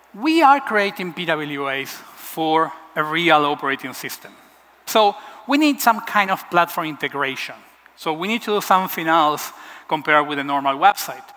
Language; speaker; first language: English; non-native, fluent; Spanish